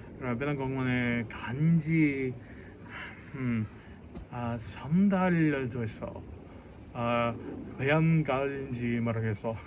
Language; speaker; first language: Korean; non-native, learner; English